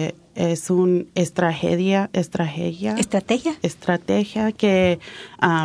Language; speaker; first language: Spanish; early bilingual, heritage; Spanish